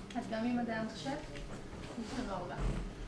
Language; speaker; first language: Hebrew; native; Hebrew